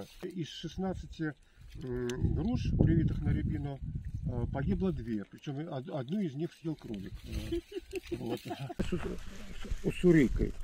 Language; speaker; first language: Russian; native; Russian